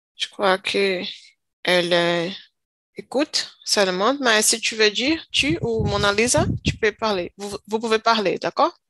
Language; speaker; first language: French; non-native, learner; Portuguese